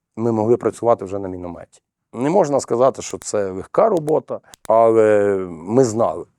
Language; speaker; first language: Ukrainian; native; Ukrainian